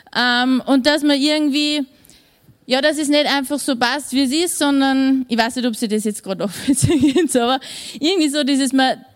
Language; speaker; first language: German; native; German